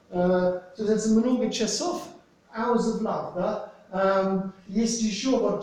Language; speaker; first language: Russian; non-native, fluent; English